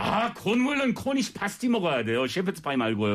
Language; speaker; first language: Korean; non-native, learner; English